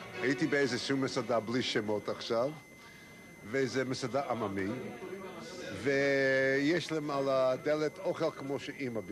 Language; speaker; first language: Hebrew; non-native, fluent; English